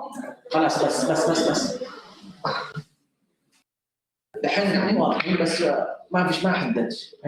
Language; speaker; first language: Arabic; native; Arabic